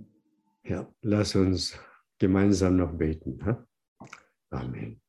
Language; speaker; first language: German; non-native, fluent; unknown